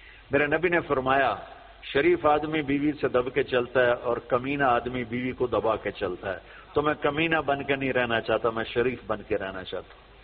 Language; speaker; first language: Urdu; native; Urdu